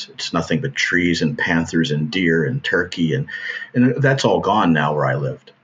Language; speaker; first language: English; native; English